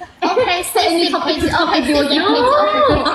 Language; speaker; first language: English; non-native, learner; Thai